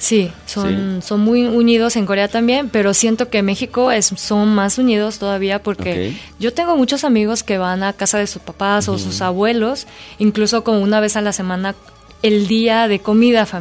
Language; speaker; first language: Spanish; non-native, fluent; Korean